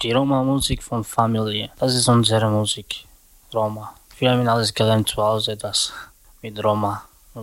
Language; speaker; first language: German; non-native, learner; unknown